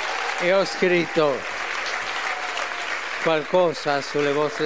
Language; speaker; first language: Italian; early bilingual, heritage; Spanish